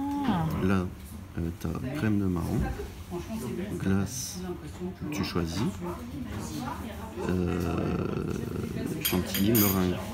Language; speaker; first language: French; native; French